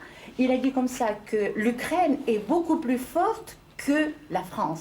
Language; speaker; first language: French; non-native, fluent; Ukrainian